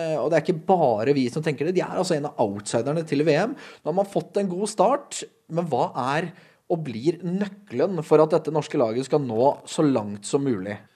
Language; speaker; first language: Norwegian; native; Norwegian